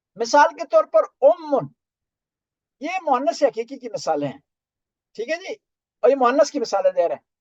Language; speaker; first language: Urdu; non-native, local second language; Punjabi